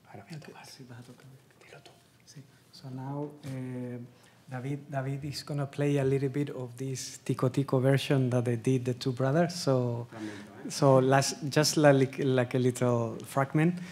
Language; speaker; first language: English; non-native, fluent; Spanish